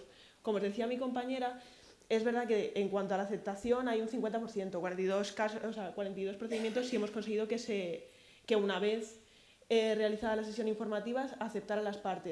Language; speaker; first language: Spanish; native; Spanish